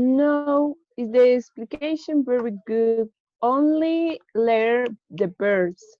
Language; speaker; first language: English; non-native, learner; Spanish